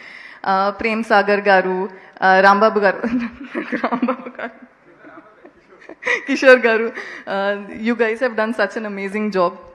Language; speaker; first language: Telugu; non-native, local second language; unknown